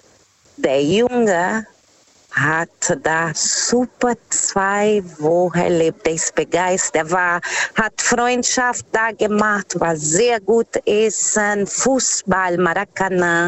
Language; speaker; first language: German; non-native, fluent; Portuguese